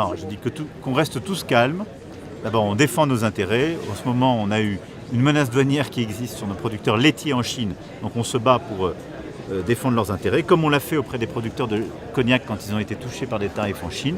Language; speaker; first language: French; native; French